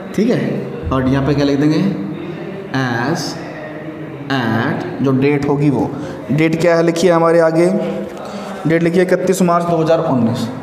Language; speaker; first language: Hindi; native; Hindi